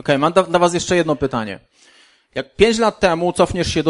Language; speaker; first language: Polish; native; Polish